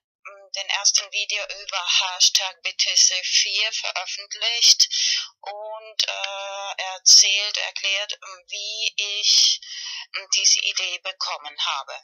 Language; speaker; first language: German; non-native, learner; Spanish